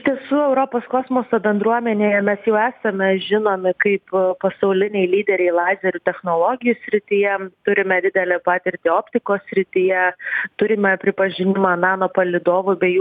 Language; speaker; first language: Lithuanian; native; Lithuanian